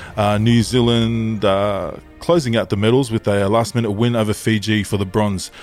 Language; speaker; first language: English; early bilingual, other home language; Tongan